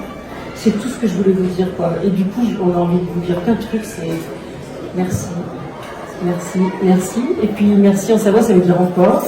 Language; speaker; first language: French; native; French